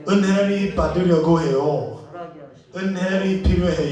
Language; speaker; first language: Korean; non-native, learner; English